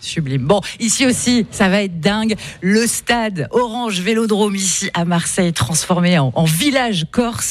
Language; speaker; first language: French; native; French